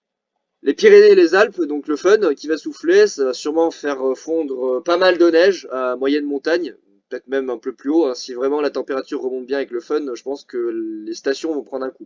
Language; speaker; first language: French; native; French